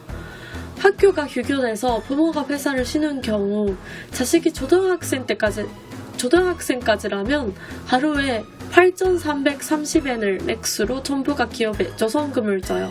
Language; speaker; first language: Korean; non-native, fluent; Japanese